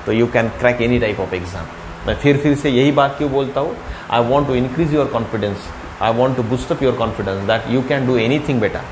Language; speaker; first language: Hindi; non-native, local second language; Marathi